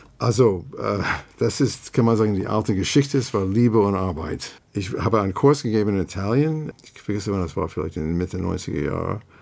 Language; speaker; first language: German; non-native, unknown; English